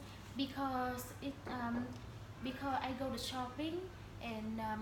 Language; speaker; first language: English; non-native, learner; Vietnamese